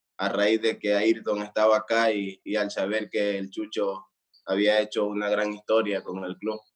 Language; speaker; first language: Spanish; native; Spanish